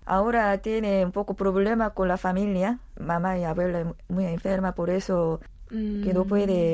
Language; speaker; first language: Spanish; non-native, learner; Korean